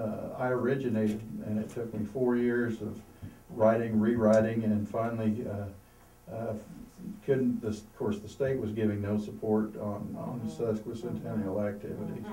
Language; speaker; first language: English; native; English